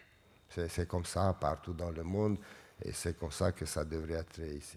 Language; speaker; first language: French; non-native, fluent; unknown